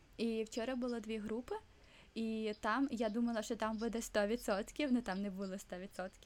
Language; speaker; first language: Ukrainian; non-native, local second language; Russian